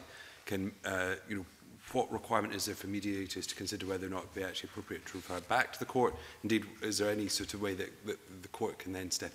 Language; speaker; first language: English; native; English